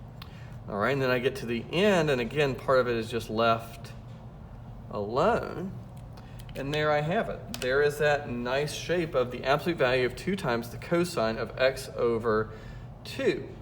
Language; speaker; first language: English; native; English